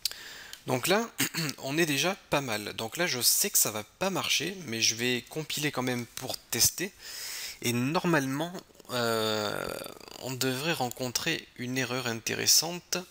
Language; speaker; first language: French; native; French